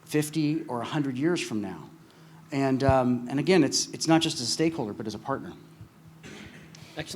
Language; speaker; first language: English; native; English